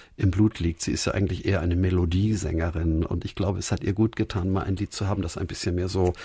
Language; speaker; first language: German; native; German